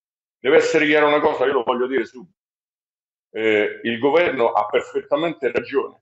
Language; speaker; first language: Italian; native; Italian